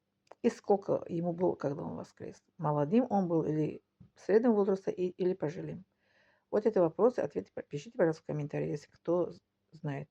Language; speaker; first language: Russian; non-native, learner; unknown